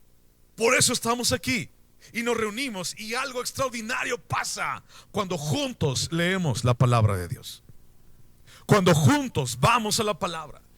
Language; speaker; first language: Spanish; native; Spanish